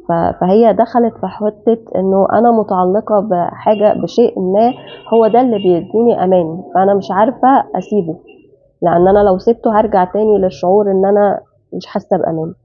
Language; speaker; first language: Arabic; native; Arabic